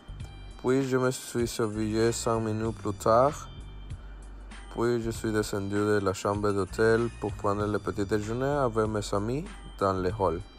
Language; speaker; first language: French; non-native, learner; Spanish